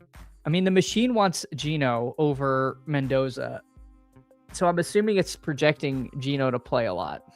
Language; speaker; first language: English; native; English